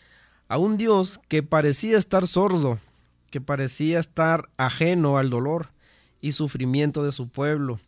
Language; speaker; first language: Spanish; native; Spanish